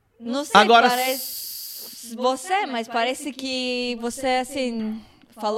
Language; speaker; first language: Portuguese; non-native, fluent; Hebrew